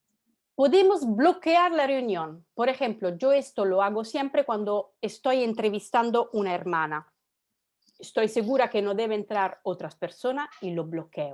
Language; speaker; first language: Spanish; non-native, fluent; Italian